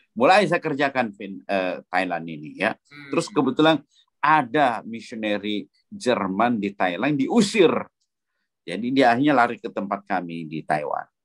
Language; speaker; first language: Indonesian; native; Indonesian